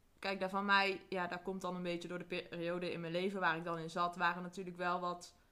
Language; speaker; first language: Dutch; native; Dutch